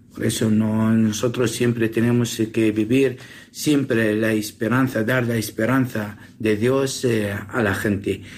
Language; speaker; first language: Spanish; non-native, learner; Assyrian Neo-Aramaic